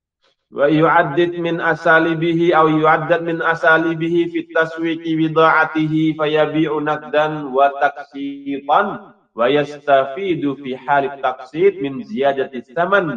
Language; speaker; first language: Arabic; non-native, fluent; Indonesian